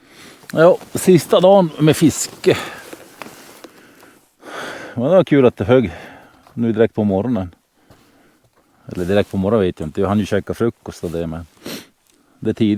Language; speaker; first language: Swedish; native; Swedish